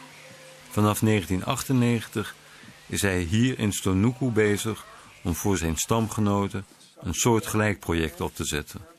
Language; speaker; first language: Dutch; native; Dutch